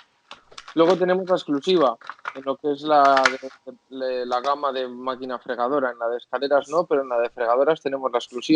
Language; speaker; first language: Spanish; native; Spanish